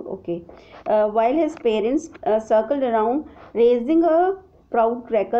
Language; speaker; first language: English; non-native, local second language; Hindi